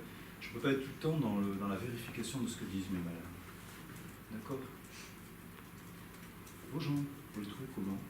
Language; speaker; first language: French; native; French